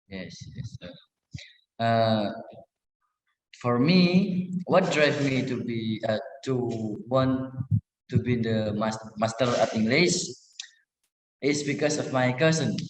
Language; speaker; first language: English; non-native, learner; Indonesian